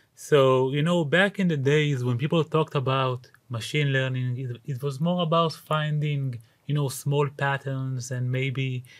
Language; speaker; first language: English; non-native, fluent; Hebrew